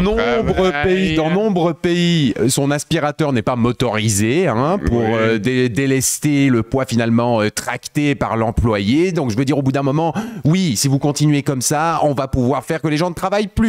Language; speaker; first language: French; native; French